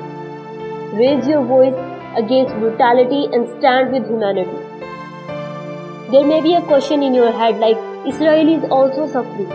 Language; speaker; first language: English; non-native, local second language; Urdu